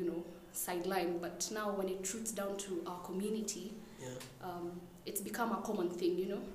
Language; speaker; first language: English; non-native, local second language; Somali